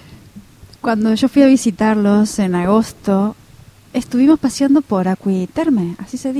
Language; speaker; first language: Spanish; native; Spanish